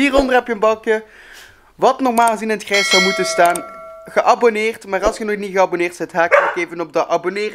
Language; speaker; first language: Dutch; native; Dutch